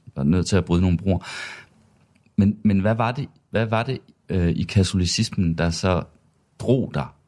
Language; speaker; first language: Danish; native; Danish